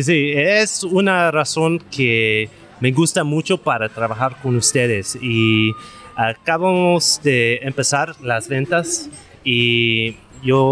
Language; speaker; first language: Spanish; non-native, learner; English